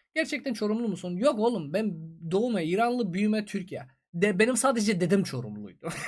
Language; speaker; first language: Turkish; non-native, fluent; Persian